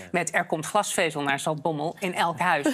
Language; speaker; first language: Dutch; native; Dutch